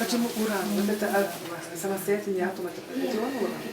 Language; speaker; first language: Russian; non-native, fluent; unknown